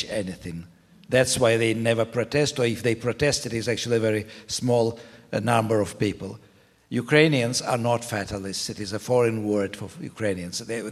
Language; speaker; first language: English; non-native, fluent; Ukrainian